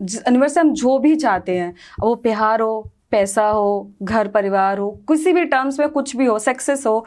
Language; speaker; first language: Hindi; native; Hindi